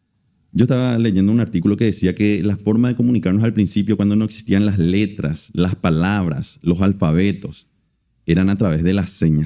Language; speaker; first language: Spanish; native; Spanish